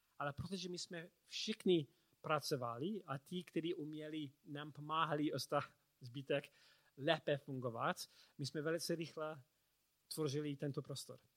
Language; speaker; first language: Czech; non-native, learner; English